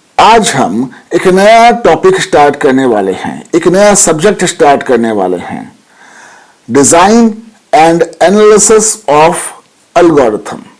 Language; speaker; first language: Hindi; native; Hindi